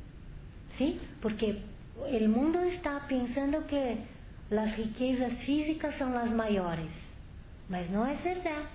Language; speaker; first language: Spanish; non-native, fluent; Portuguese